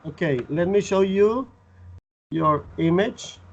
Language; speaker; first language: English; non-native, fluent; Spanish